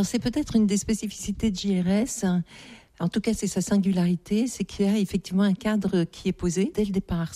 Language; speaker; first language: French; native; French